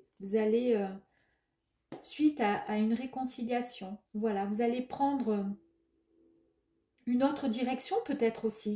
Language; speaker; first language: French; native; French